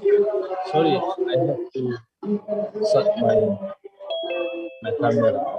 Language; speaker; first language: English; non-native, learner; Indonesian